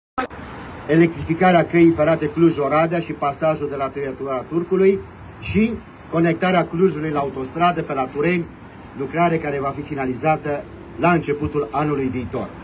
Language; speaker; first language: Romanian; native; Romanian